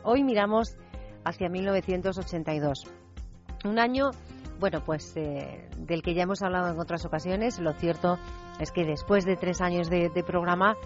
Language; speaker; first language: Spanish; native; Spanish